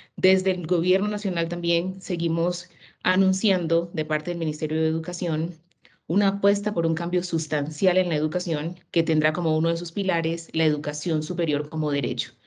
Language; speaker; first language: Spanish; native; Spanish